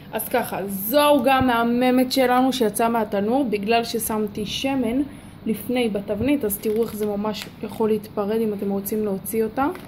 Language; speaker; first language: Hebrew; native; Hebrew